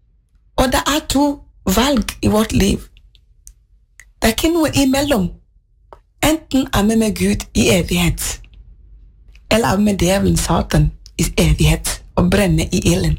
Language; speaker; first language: Swedish; non-native, learner; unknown